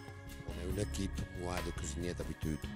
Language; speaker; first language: French; non-native, fluent; Italian